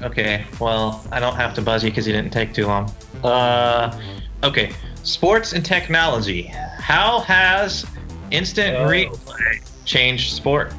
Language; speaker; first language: English; native; English